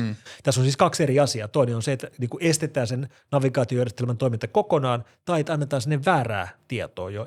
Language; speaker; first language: Finnish; native; Finnish